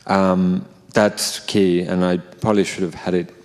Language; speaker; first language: English; non-native, fluent; Finnish